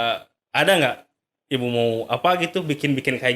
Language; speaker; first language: Indonesian; native; Indonesian